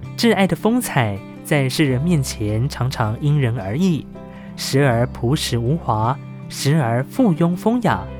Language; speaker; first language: Chinese; non-native, local second language; Amis